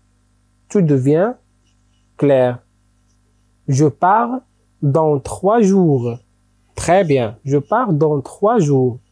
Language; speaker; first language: French; non-native, local second language; Arabic